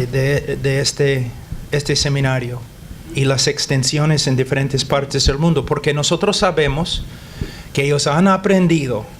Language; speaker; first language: Spanish; non-native, fluent; English